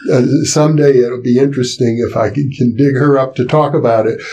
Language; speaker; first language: English; native; English